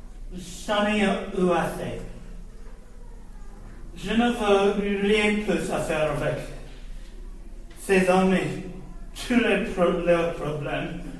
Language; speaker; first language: French; non-native, learner; English